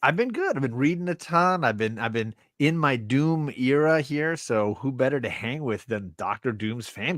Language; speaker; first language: English; native; English